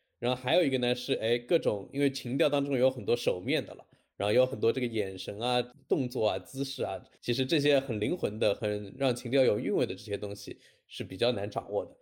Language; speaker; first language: Chinese; native; Chinese